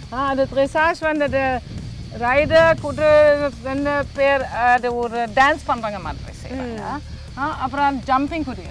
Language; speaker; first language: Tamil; non-native, learner; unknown